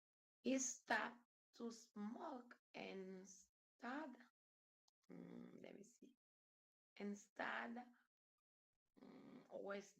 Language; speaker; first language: English; non-native, learner; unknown